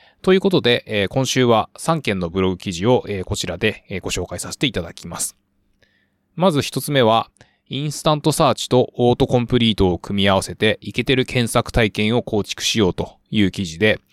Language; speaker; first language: Japanese; native; Japanese